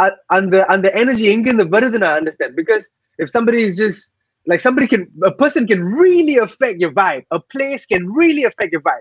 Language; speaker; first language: English; non-native, local second language; Tamil